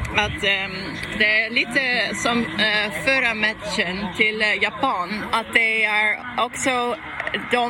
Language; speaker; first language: Swedish; non-native, fluent; Dutch